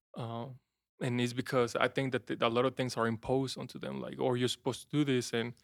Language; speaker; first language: English; non-native, fluent; Spanish